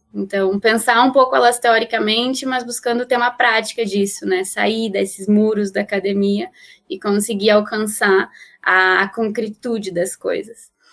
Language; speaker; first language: Portuguese; non-native, fluent; Spanish